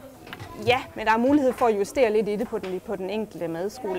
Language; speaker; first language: Danish; native; Danish